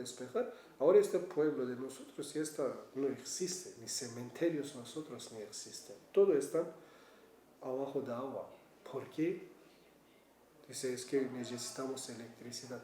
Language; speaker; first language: Spanish; non-native, learner; Kurdish